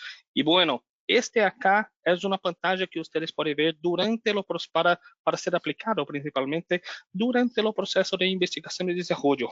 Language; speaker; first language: Spanish; non-native, learner; Portuguese